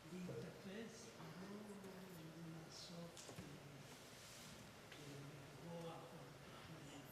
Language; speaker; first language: Hebrew; non-native, fluent; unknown